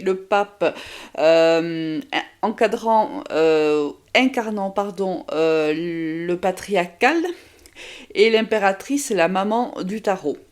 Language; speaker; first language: French; native; French